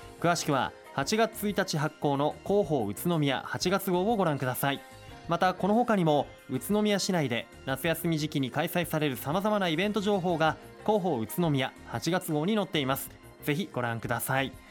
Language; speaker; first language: Japanese; native; Japanese